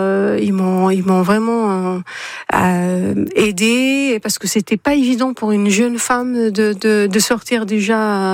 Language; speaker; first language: French; non-native, local second language; Arabic